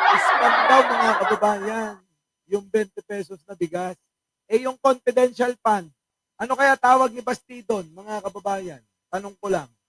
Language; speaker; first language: Filipino; non-native, local second language; Iloko